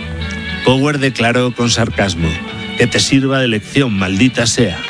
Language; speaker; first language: Spanish; native; Spanish